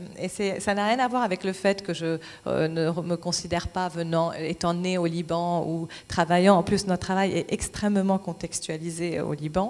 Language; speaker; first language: French; non-native, local second language; Arabic